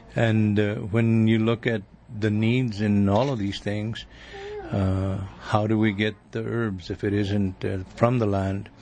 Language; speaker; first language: English; early bilingual, other home language; Spanish